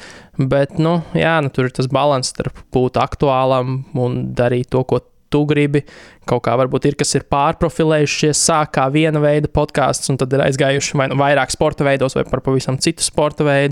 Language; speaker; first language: Latvian; native; Latvian